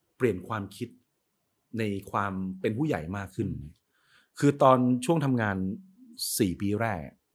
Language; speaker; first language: Thai; native; Thai